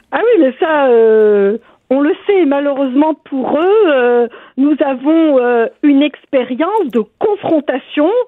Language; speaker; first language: French; non-native, local second language; Arabic